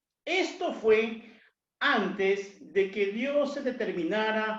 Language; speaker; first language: Spanish; native; Spanish